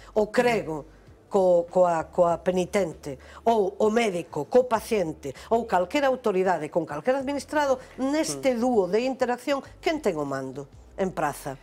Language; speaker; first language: Galician; non-native, local second language; Spanish